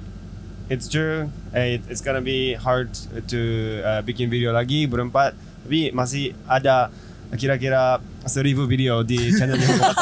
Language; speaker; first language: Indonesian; non-native, fluent; Japanese